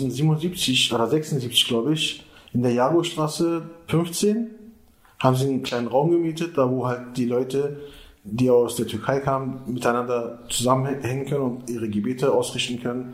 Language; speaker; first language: German; early bilingual, other home language; Turkish